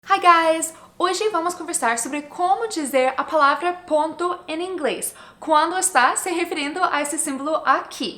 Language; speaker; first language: Portuguese; non-native, fluent; English